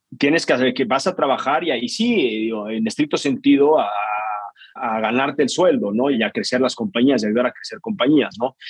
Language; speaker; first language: Spanish; native; Spanish